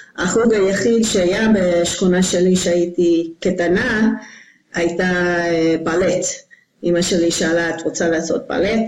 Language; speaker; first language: Hebrew; non-native, fluent; English